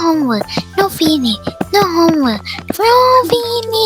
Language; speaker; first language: English; non-native, learner; Thai